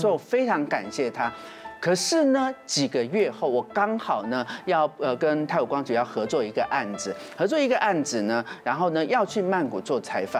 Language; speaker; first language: Chinese; native; Chinese